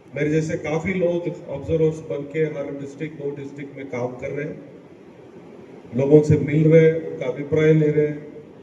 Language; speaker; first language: Hindi; non-native, local second language; Kannada